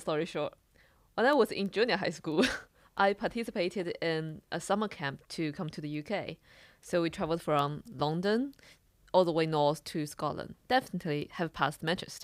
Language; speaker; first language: English; non-native, fluent; Chinese